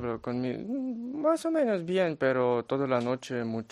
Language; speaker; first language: Spanish; non-native, learner; Ukrainian